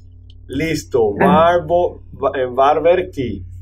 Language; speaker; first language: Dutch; non-native, learner; Spanish